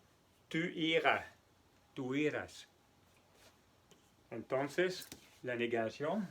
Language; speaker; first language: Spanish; non-native, fluent; French